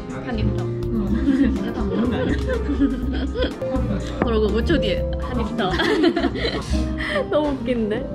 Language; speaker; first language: Korean; non-native, fluent; Cantonese